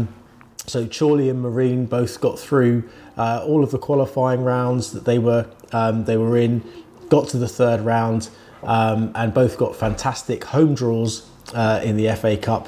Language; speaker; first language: English; native; English